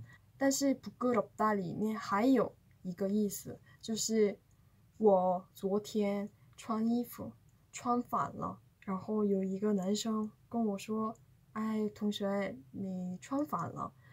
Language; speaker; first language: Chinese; non-native, fluent; Korean